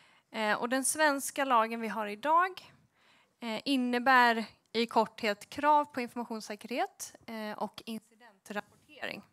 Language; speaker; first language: Swedish; native; Swedish